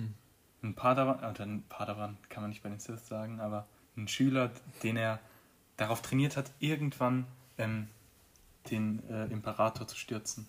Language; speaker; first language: German; native; German